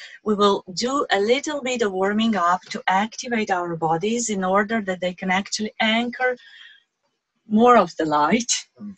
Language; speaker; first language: English; non-native, fluent; Slovenian